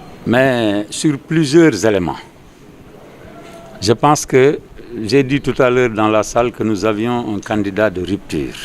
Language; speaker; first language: French; non-native, local second language; Wolof